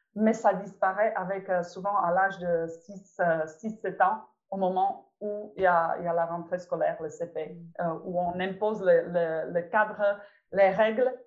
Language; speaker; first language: French; non-native, fluent; Czech